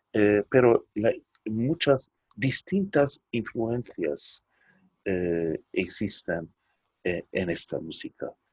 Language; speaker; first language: Spanish; early bilingual, heritage; Turkish